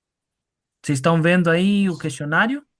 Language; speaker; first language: Portuguese; non-native, learner; Spanish